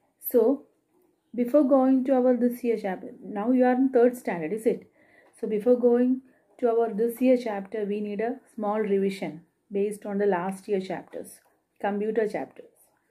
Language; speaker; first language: English; non-native, local second language; Malayalam